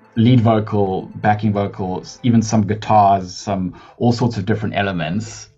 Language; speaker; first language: English; native; English